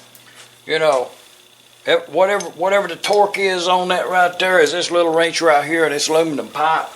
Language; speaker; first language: English; native; English